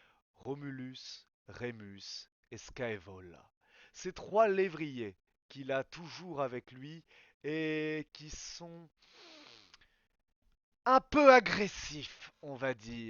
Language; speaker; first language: French; native; French